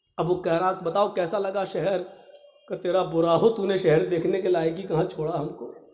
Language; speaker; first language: Urdu; native; Urdu